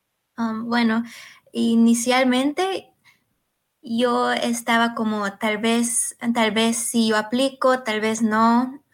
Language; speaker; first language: Spanish; early bilingual, heritage; Spanish